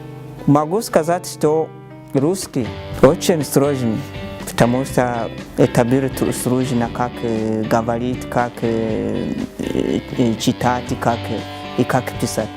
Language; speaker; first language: Russian; non-native, learner; Rundi